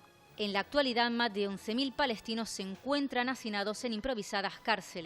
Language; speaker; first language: Spanish; native; Spanish